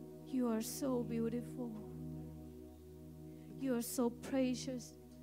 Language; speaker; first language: English; non-native, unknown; Thai